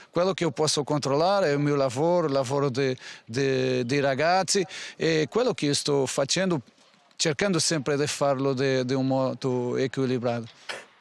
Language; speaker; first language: Italian; non-native, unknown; Portuguese